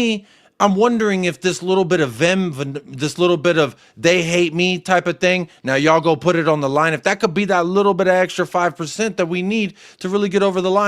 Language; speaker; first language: English; native; English